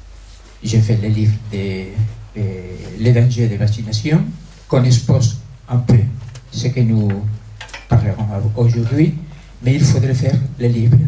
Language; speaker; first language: French; non-native, fluent; Spanish